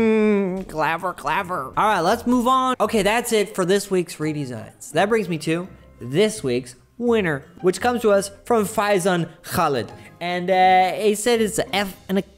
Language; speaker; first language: English; native; English